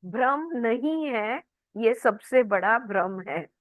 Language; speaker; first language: Hindi; non-native, local second language; Marathi